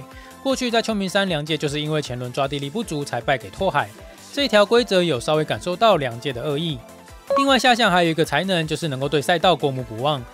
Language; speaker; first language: Chinese; native; Chinese